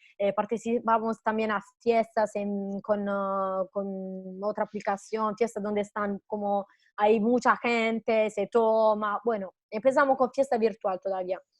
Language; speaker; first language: Spanish; non-native, fluent; Italian